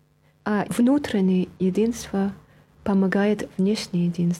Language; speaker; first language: Russian; non-native, fluent; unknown